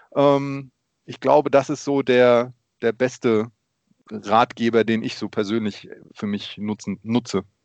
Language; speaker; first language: German; early bilingual, other home language; Polish